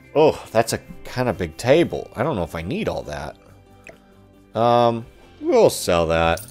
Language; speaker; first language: English; native; English